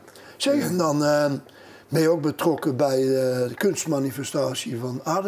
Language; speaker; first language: Dutch; native; Dutch